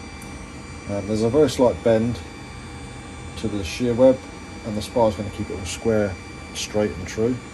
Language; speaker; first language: English; native; English